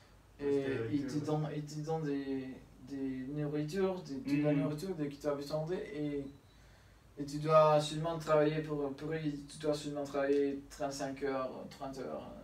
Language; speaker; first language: French; non-native, learner; Spanish